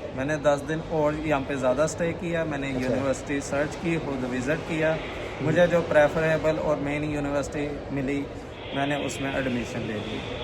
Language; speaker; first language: Urdu; non-native, local second language; Punjabi